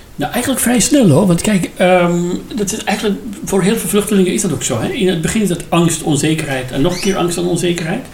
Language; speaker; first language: Dutch; non-native, fluent; Persian